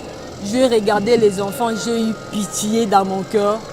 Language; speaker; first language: French; non-native, local second language; Lingala